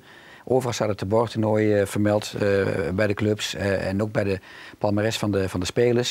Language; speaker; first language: Dutch; native; Dutch